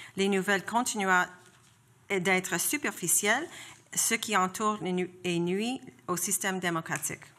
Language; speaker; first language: French; non-native, local second language; English